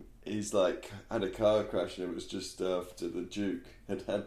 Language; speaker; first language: English; native; English